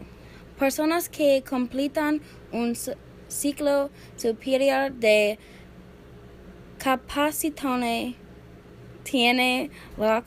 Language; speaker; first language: Spanish; non-native, learner; English